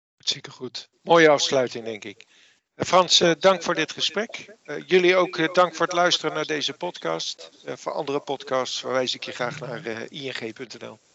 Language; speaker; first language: Dutch; native; Dutch